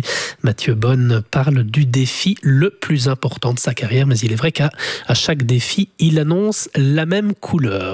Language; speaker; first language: French; native; French